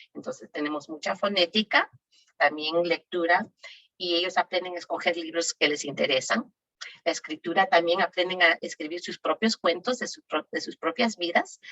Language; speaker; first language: Spanish; native; Spanish